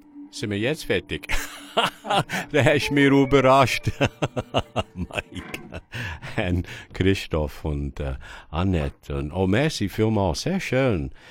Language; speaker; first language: German; non-native, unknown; English